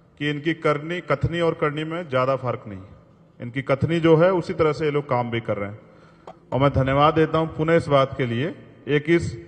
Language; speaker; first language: Hindi; native; Hindi